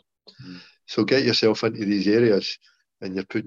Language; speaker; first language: English; native; English